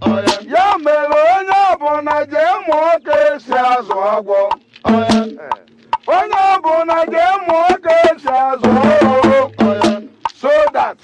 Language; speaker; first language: Igbo; native; Igbo